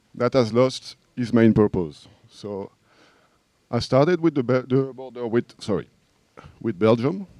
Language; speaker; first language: English; non-native, learner; French